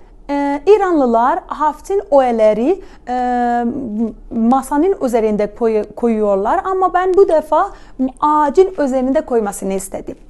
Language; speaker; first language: Turkish; non-native, fluent; Persian